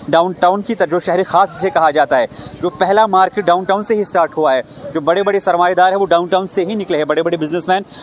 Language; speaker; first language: Urdu; non-native, local second language; Kashmiri